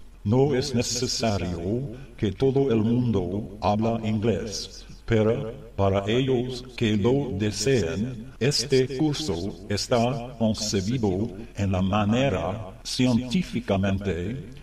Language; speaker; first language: Spanish; non-native, learner; English